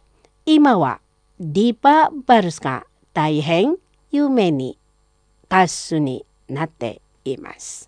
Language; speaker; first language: Japanese; non-native, fluent; Indonesian